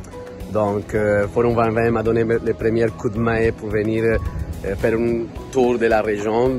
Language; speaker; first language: French; non-native, fluent; Spanish